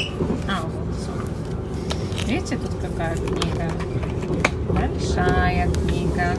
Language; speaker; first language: Russian; native; Russian